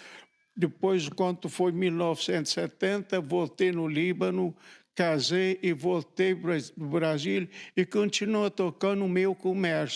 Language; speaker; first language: Portuguese; non-native, fluent; Arabic